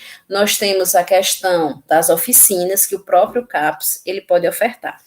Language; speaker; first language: Portuguese; native; Portuguese